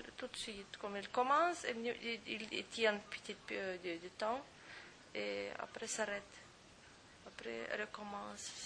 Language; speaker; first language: French; non-native, fluent; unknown